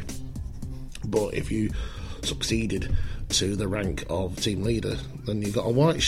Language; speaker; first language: English; native; English